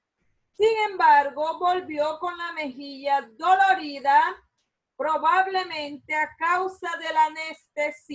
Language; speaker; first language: Spanish; non-native, learner; Portuguese